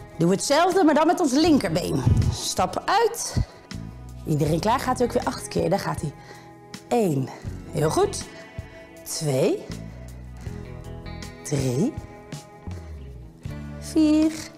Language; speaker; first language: Dutch; native; Dutch